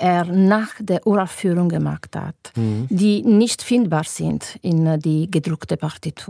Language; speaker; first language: German; non-native, fluent; Italian